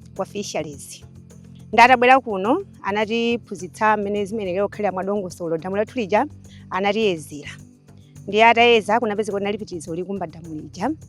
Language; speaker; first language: Nyanja; native; Nyanja